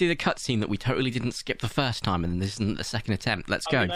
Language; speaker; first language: English; native; English